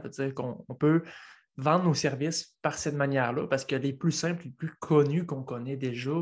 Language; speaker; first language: French; native; French